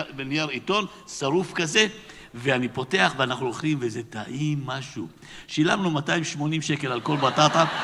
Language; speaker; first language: Hebrew; native; Hebrew